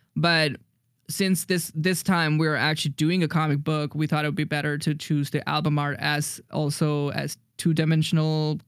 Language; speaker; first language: English; native; English